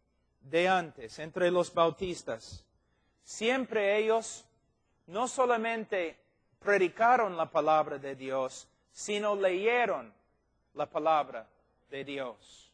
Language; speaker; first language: Spanish; non-native, fluent; English